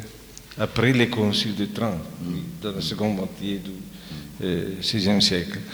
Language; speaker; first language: French; non-native, fluent; Italian